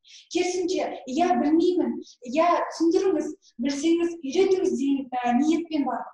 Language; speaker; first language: Kazakh; non-native, local second language; Russian